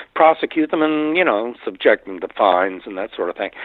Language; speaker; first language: English; native; English